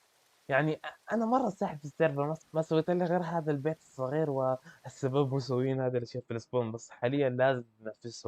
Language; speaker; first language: Arabic; native; Arabic